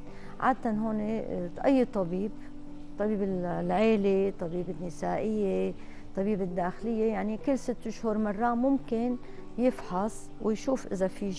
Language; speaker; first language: Arabic; native; Arabic